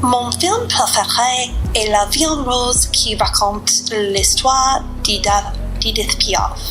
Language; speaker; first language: French; non-native, learner; English